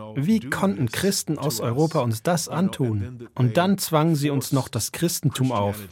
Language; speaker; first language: German; non-native, fluent; English